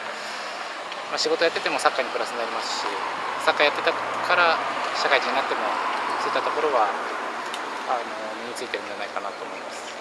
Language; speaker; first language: Japanese; native; Japanese